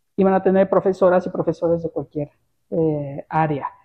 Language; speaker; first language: Spanish; native; Spanish